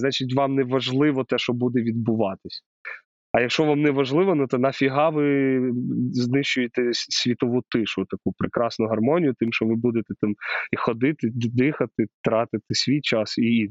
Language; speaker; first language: Ukrainian; native; Ukrainian